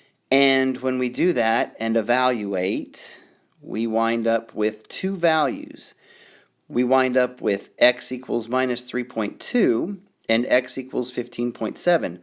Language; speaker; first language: English; native; English